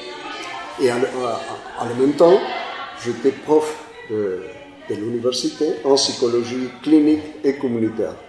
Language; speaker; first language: French; non-native, fluent; Spanish